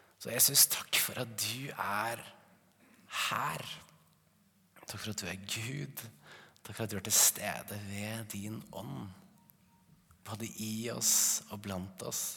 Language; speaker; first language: Norwegian; native; Norwegian